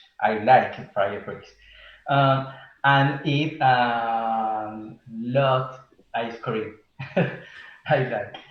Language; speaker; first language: English; non-native, learner; Spanish